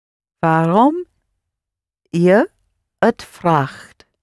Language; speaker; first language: Dutch; non-native, learner; English